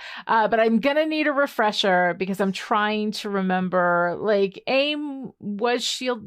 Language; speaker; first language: English; native; English